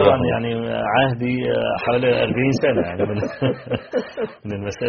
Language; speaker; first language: Arabic; native; Arabic